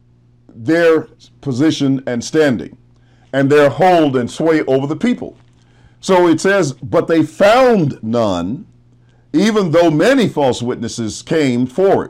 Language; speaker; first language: English; native; English